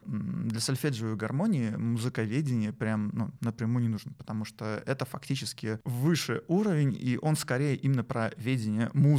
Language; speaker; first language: Russian; native; Russian